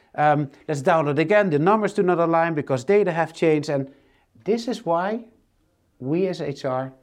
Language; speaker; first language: English; non-native, fluent; Dutch